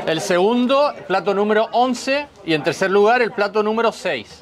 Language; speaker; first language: Spanish; native; Spanish